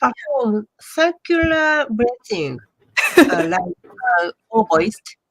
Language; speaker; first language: English; non-native, learner; Japanese